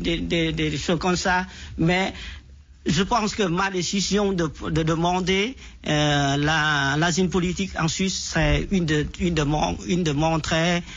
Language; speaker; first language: French; non-native, fluent; Vietnamese